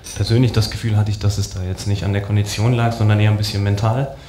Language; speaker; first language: German; native; German